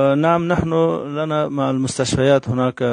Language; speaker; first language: Arabic; non-native, fluent; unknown